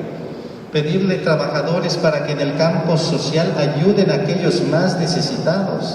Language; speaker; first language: Spanish; native; Spanish